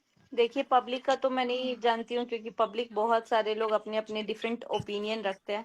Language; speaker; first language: Hindi; native; Hindi